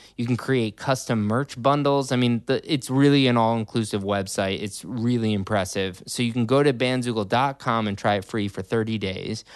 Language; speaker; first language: English; native; English